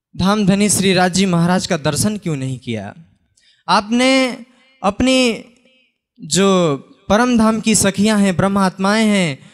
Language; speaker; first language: Hindi; native; Hindi